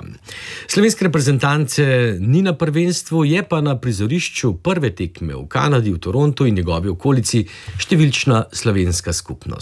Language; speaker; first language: Slovenian; native; Slovenian